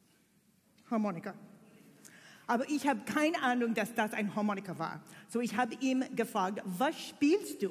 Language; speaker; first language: German; non-native, learner; English